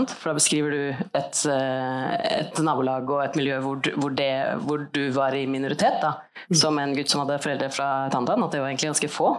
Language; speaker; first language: Norwegian; native; Norwegian